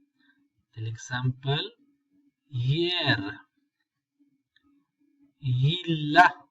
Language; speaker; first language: Swedish; non-native, fluent; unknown